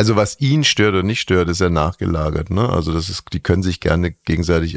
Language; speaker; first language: German; native; German